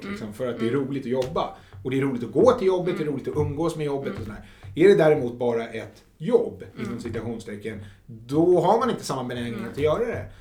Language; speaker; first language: Swedish; native; Swedish